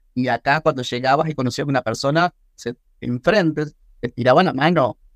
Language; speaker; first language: Spanish; native; Spanish